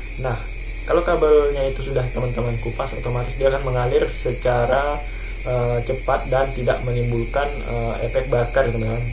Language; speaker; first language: Indonesian; non-native, local second language; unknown